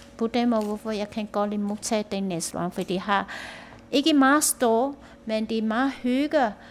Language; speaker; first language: Danish; non-native, learner; Chinese